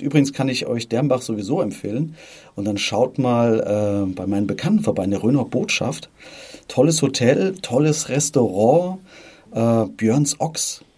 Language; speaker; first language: German; native; German